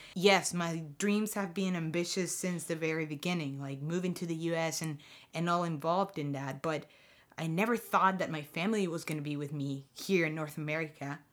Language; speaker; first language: English; non-native, fluent; Spanish